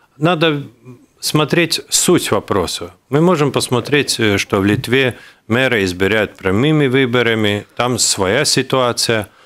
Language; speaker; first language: Russian; non-native, local second language; Latvian